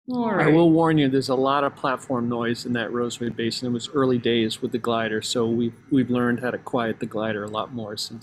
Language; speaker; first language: English; native; English